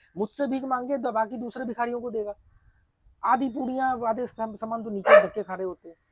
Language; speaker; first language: Hindi; native; Hindi